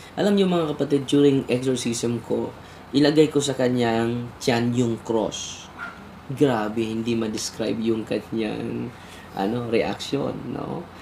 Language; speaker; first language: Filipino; non-native, local second language; Cebuano